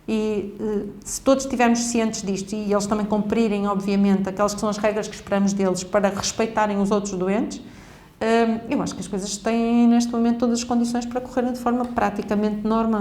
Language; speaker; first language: Portuguese; native; Portuguese